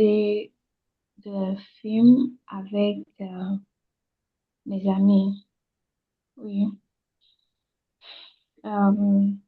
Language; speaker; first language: French; non-native, learner; Yoruba